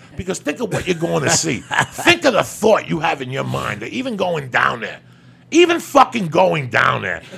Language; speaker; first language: English; non-native, fluent; Spanish